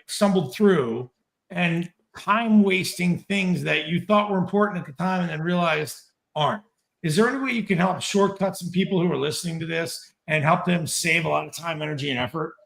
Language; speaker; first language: English; native; English